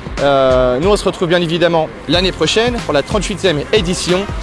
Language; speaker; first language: French; native; French